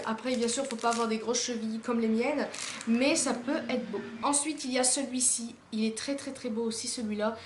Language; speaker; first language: French; native; French